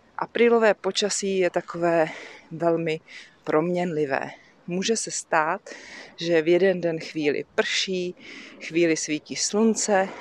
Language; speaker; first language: Czech; native; Czech